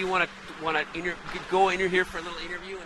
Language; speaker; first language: English; native; English